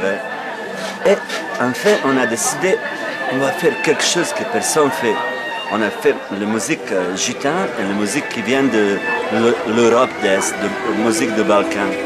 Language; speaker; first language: French; non-native, fluent; Bosnian